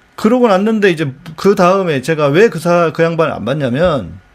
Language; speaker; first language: Korean; native; Korean